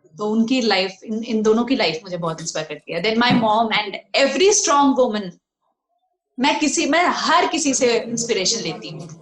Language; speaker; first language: Hindi; non-native, local second language; Bangla